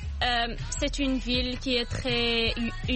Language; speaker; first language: French; non-native, learner; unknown